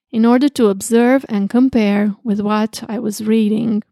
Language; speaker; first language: English; non-native, fluent; Romanian